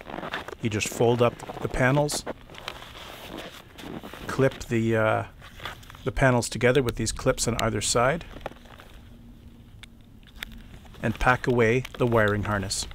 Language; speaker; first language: English; native; English